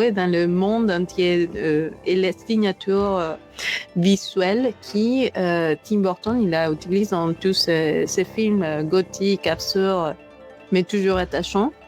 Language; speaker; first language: French; non-native, fluent; Spanish